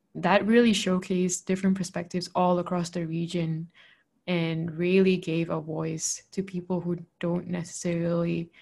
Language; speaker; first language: English; non-native, local second language; Malay